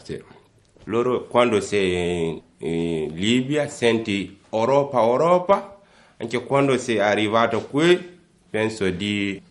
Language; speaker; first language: Italian; non-native, learner; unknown